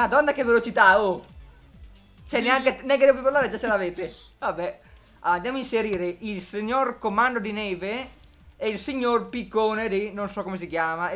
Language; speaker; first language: Italian; native; Italian